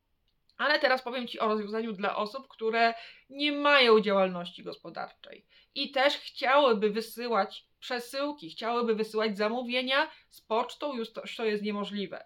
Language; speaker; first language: Polish; native; Polish